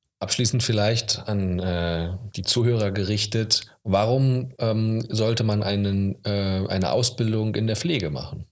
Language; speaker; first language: German; native; German